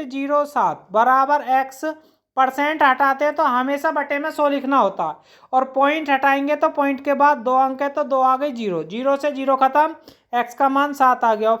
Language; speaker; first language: Hindi; native; Hindi